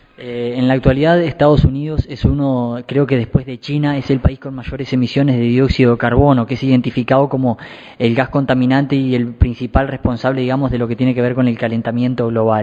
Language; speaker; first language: Spanish; native; Spanish